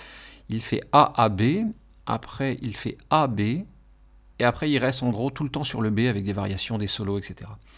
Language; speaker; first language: French; native; French